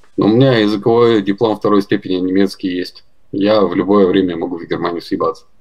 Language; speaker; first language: Russian; native; Russian